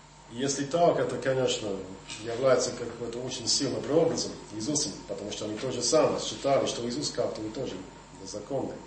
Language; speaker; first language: Russian; non-native, fluent; English